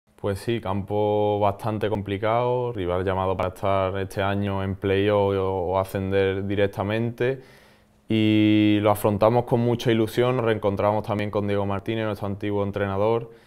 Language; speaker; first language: Spanish; native; Spanish